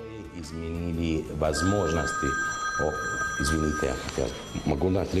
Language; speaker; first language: Russian; non-native, learner; Italian